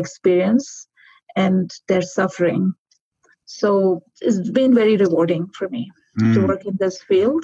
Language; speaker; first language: English; non-native, local second language; Urdu